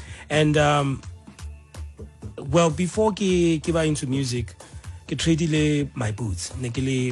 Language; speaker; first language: English; non-native, local second language; Southern Sotho